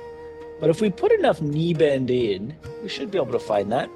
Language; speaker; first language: English; native; English